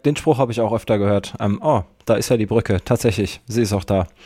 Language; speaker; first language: German; native; German